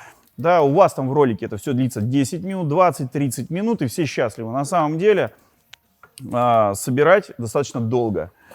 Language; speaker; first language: Russian; native; Russian